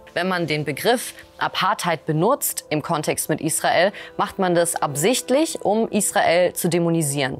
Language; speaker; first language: German; early bilingual, other home language; Russian